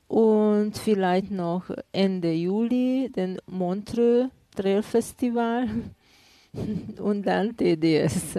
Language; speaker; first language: German; non-native, fluent; Hungarian